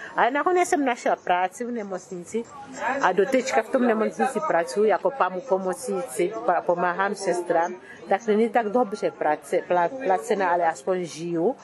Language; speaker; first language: Czech; early bilingual, other home language; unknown